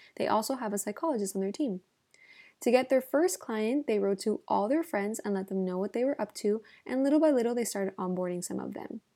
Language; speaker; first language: English; native; English